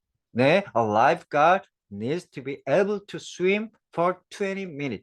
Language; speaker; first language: English; non-native, fluent; Korean